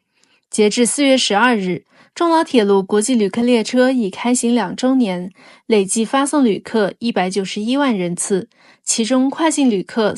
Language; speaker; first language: Chinese; native; Chinese